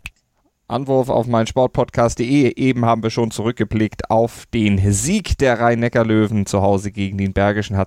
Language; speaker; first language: German; native; German